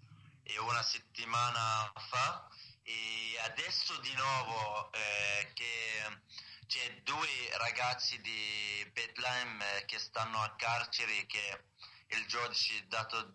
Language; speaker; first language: Italian; non-native, learner; Arabic